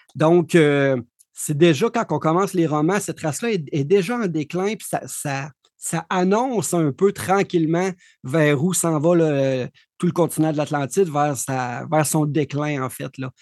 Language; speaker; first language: French; native; French